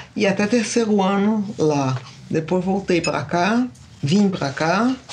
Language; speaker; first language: Portuguese; early bilingual, other home language; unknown